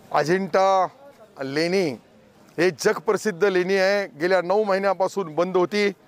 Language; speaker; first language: Marathi; non-native, local second language; Urdu